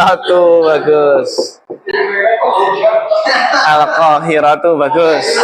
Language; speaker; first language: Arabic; non-native, fluent; Indonesian